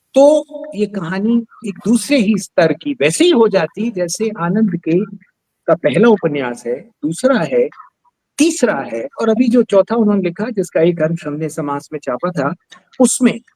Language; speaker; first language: Hindi; native; Hindi